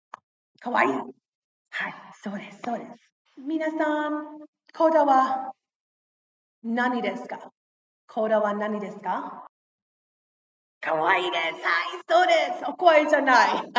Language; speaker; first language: Japanese; non-native, fluent; English